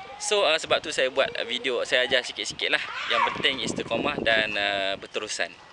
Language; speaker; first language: Malay; native; Malay